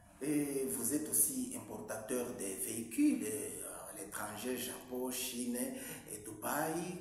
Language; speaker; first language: French; non-native, local second language; Swahili